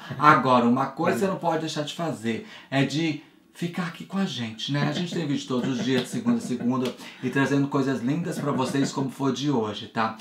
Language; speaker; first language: Portuguese; native; Portuguese